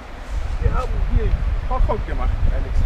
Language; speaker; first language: German; non-native, learner; Mongolian